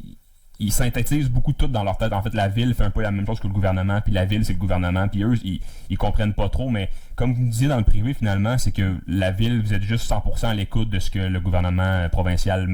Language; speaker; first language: French; native; French